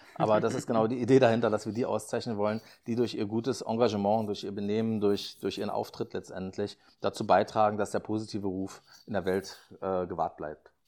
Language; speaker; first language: German; native; German